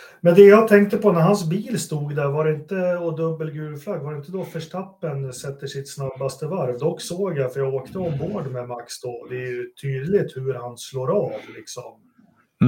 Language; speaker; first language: Swedish; native; Swedish